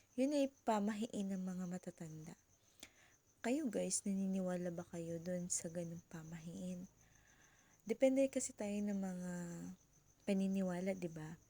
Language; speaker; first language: Filipino; non-native, local second language; Bikol